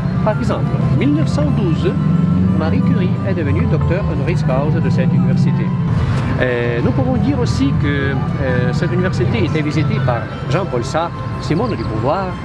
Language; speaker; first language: French; non-native, fluent; Ukrainian